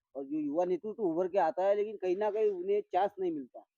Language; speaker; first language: Hindi; non-native, local second language; Marathi